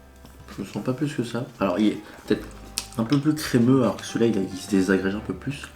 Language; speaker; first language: French; native; French